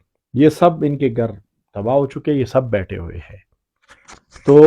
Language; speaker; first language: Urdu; non-native, local second language; Pashto